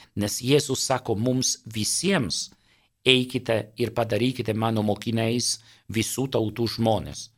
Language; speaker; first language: Lithuanian; non-native, fluent; Italian